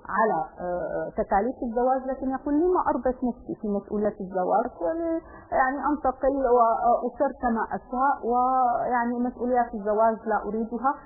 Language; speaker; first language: Arabic; native; Arabic